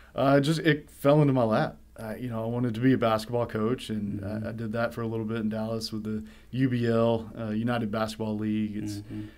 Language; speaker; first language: English; native; English